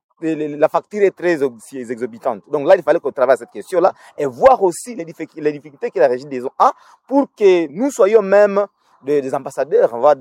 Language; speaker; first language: French; non-native, local second language; Nande